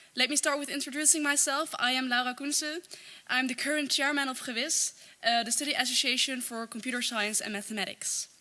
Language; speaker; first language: English; non-native, fluent; Dutch